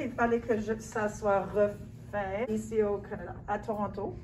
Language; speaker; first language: French; non-native, local second language; English